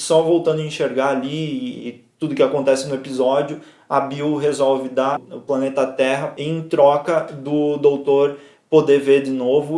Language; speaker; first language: Portuguese; native; Portuguese